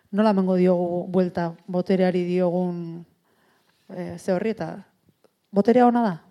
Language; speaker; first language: Basque; native; Basque